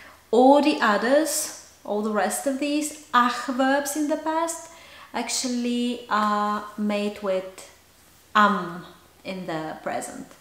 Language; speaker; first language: English; non-native, fluent; Bulgarian